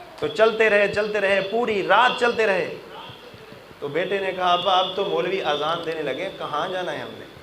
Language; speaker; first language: Urdu; non-native, local second language; Saraiki